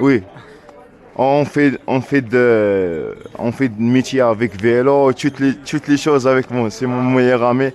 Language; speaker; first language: French; non-native, learner; Arabic